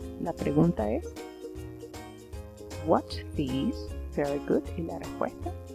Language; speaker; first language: Spanish; native; Spanish